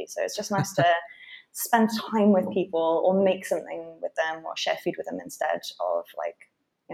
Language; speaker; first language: English; native; English